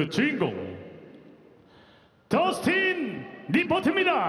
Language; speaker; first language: Korean; native; Korean